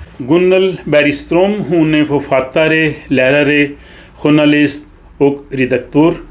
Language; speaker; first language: Swedish; non-native, fluent; Urdu